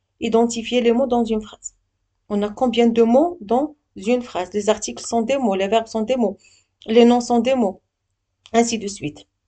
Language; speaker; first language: French; non-native, local second language; Arabic